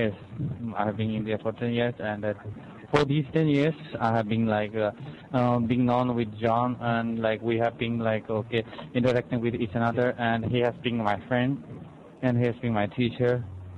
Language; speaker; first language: English; non-native, fluent; Chinese